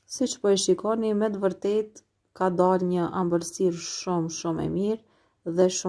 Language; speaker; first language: Albanian; native; Albanian